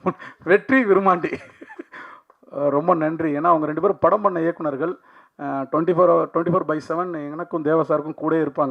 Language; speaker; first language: Tamil; native; Tamil